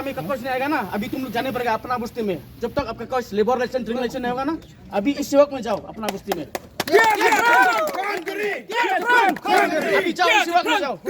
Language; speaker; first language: Hindi; non-native, local second language; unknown